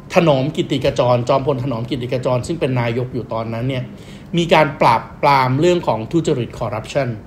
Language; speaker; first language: Thai; native; Thai